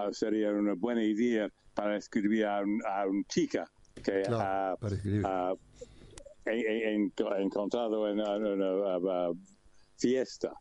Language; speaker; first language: Spanish; non-native, learner; English